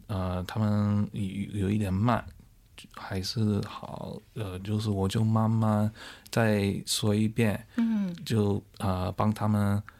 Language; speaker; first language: Chinese; early bilingual, heritage; Chinese